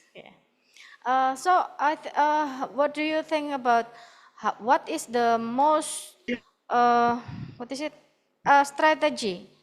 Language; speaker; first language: English; non-native, fluent; Indonesian